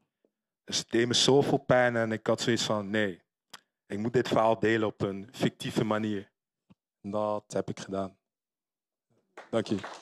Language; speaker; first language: Dutch; early bilingual, other home language; Lingala